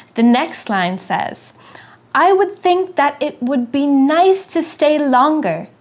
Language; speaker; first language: English; native; English